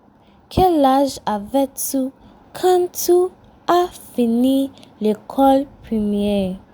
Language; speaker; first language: French; non-native, fluent; English